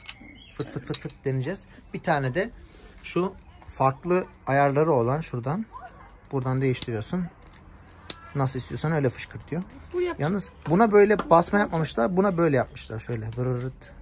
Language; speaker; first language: Turkish; native; Turkish